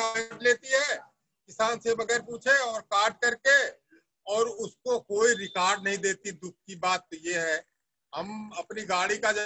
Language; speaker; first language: Hindi; native; Hindi